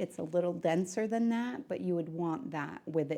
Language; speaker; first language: English; native; English